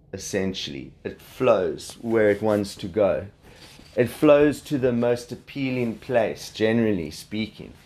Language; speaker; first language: English; native; English